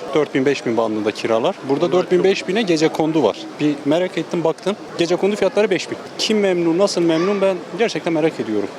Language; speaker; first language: Turkish; native; Turkish